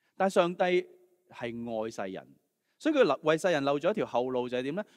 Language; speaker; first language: Cantonese; native; Cantonese